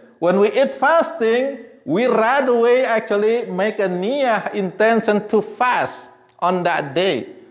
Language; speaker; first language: English; non-native, fluent; Indonesian